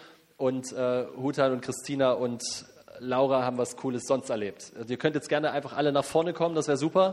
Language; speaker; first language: German; native; German